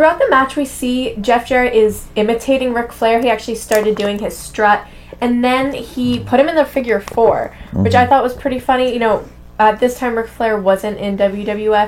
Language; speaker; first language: English; native; English